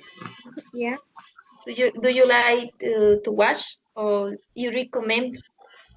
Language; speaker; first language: English; non-native, fluent; Spanish